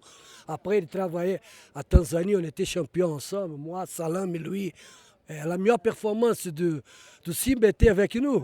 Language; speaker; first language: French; non-native, learner; Portuguese